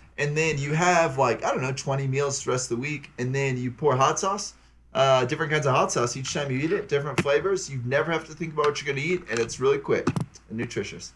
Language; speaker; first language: English; native; English